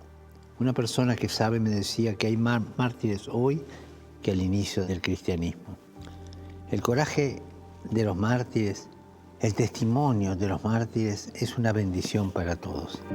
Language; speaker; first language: Spanish; native; Spanish